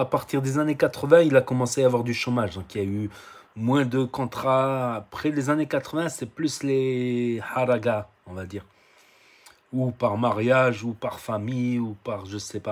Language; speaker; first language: French; native; French